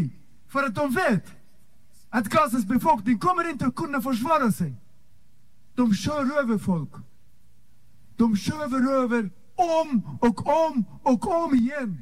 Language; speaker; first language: Swedish; non-native, fluent; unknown